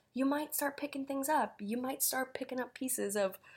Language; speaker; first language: English; native; English